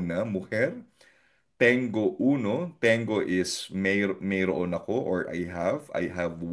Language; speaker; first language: Spanish; non-native, fluent; Filipino